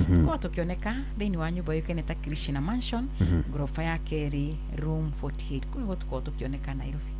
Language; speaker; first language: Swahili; non-native, local second language; Kikuyu